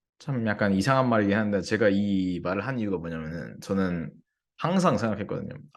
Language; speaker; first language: Korean; early bilingual, heritage; English